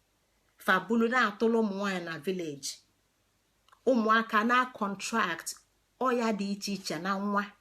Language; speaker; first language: Igbo; native; Igbo